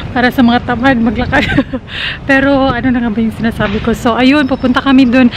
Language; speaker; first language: Filipino; non-native, local second language; Cebuano